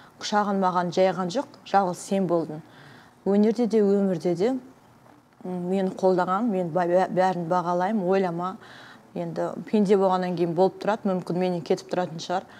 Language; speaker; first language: Kazakh; non-native, fluent; Uzbek